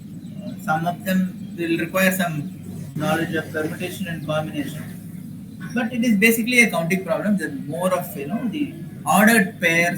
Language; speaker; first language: English; non-native, local second language; Tamil